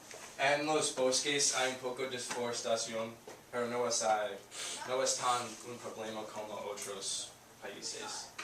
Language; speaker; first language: Spanish; non-native, learner; English